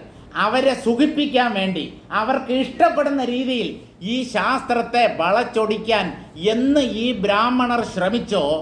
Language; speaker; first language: Malayalam; native; Malayalam